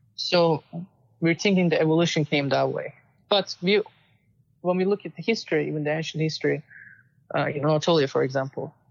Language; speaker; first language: English; non-native, fluent; Turkish